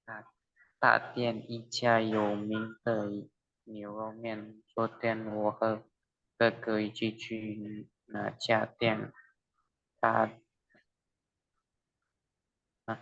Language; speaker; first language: Chinese; non-native, learner; Indonesian